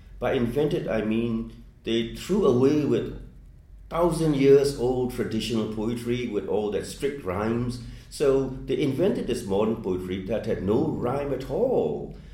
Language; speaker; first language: English; non-native, fluent; Burmese